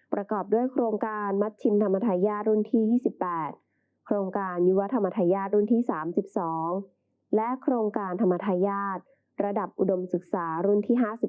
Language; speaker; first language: Thai; native; Thai